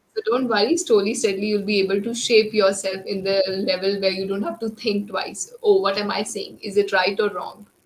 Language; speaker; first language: English; non-native, local second language; Hindi